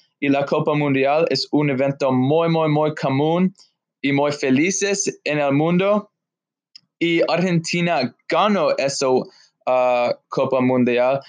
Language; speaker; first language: Spanish; non-native, learner; English